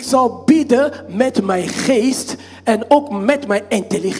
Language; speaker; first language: Dutch; non-native, fluent; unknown